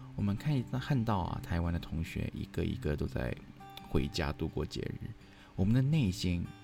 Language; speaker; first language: Chinese; non-native, local second language; Cantonese